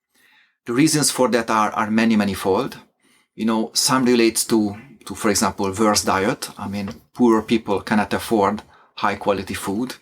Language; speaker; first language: English; non-native, fluent; Hungarian